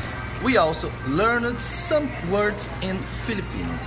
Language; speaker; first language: English; non-native, learner; Portuguese